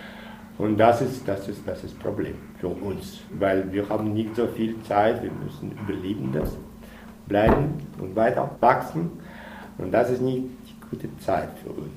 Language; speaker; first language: German; non-native, learner; Russian